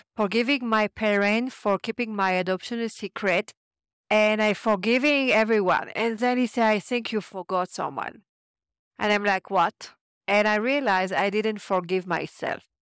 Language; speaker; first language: English; non-native, fluent; French